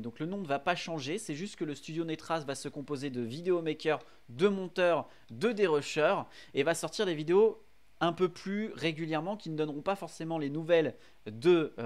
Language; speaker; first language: French; native; French